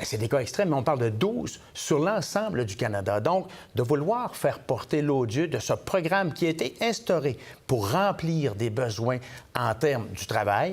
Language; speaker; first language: French; native; French